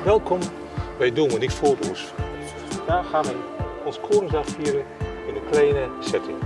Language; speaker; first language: Dutch; native; Dutch